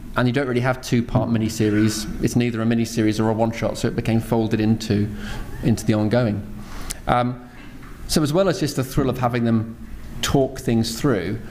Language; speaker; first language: English; native; English